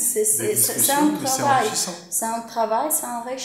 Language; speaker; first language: French; non-native, fluent; Ukrainian